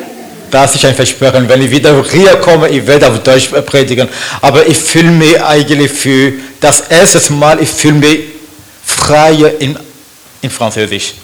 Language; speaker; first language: German; non-native, learner; French